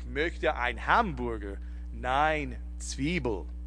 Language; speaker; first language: German; non-native, learner; English